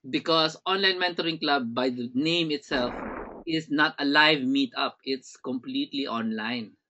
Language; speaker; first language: English; non-native, local second language; Filipino